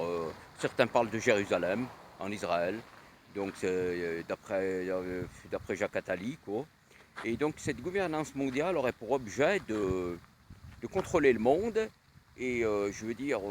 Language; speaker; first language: French; native; French